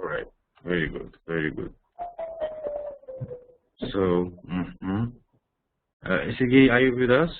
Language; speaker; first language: English; non-native, fluent; Russian